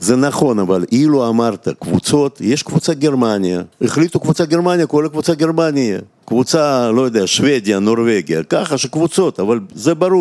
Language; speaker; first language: Hebrew; non-native, fluent; Russian